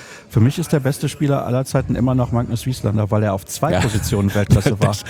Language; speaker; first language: German; native; German